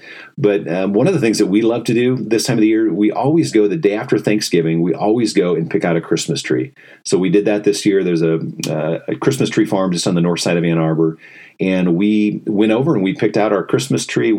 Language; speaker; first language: English; native; English